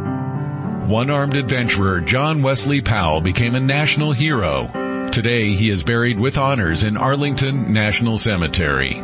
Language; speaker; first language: English; native; English